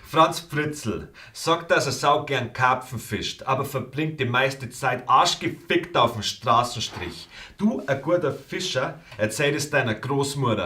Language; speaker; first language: German; native; German